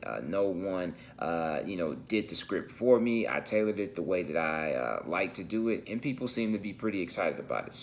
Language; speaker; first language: English; native; English